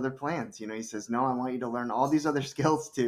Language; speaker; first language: English; native; English